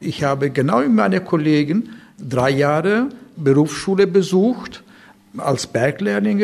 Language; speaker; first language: German; non-native, fluent; Turkish